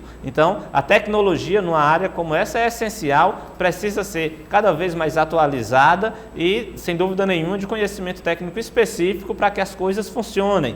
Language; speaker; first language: Portuguese; native; Portuguese